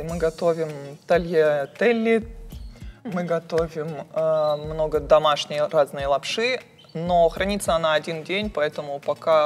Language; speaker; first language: Russian; native; Russian